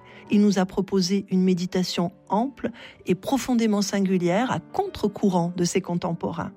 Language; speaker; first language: French; native; French